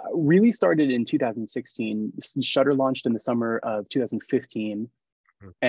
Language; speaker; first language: English; native; English